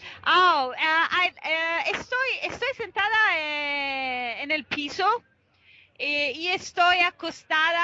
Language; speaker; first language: Spanish; non-native, fluent; Italian